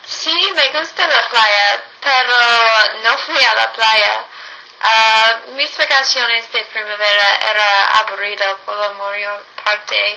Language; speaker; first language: Spanish; non-native, learner; English